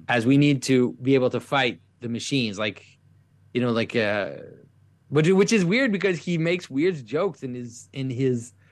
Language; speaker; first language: English; non-native, fluent; French